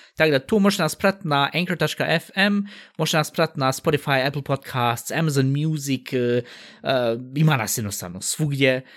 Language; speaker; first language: Bosnian; native; Bosnian